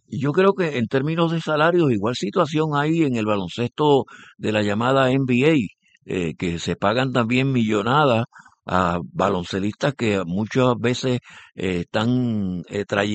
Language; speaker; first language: Spanish; native; Spanish